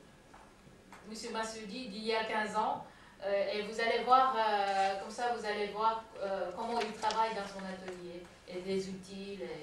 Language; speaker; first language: French; non-native, fluent; Japanese